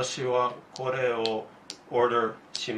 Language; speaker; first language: Japanese; non-native, learner; English